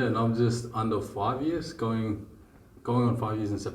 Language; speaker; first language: English; native; English